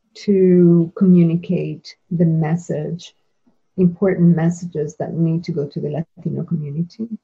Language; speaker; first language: English; non-native, fluent; Spanish